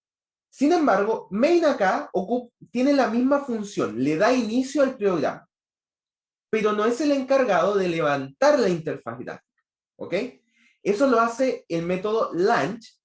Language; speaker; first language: Spanish; native; Spanish